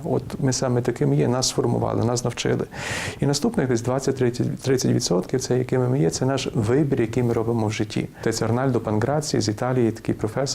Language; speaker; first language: Ukrainian; native; Ukrainian